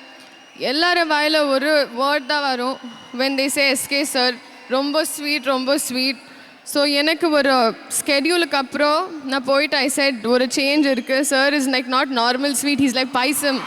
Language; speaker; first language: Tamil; non-native, fluent; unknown